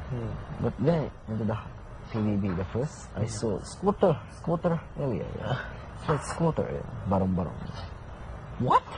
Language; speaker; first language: English; non-native, learner; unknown